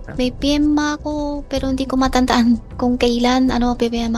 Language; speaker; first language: Filipino; non-native, learner; Chinese